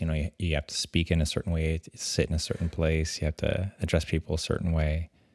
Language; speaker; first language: English; early bilingual, other home language; French